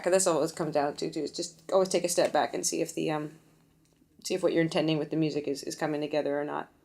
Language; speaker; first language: English; native; English